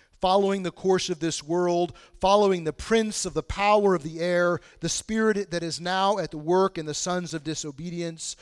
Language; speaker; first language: English; native; English